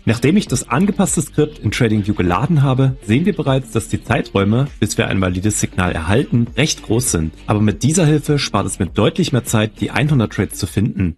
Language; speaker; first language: German; native; German